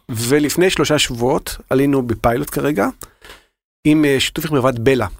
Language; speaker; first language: Hebrew; native; Hebrew